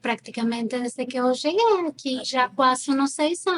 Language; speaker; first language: Portuguese; non-native, fluent; Spanish